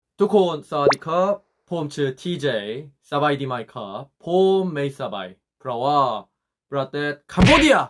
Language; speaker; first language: Thai; non-native, learner; Korean